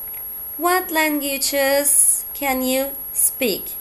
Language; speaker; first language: English; non-native, fluent; Turkish